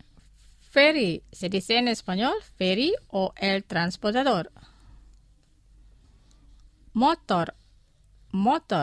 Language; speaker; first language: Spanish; non-native, fluent; Indonesian